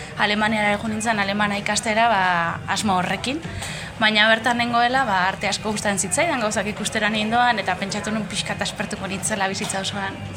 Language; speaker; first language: Basque; native; Basque